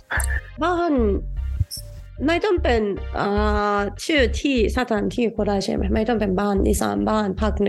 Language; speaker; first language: Japanese; native; Japanese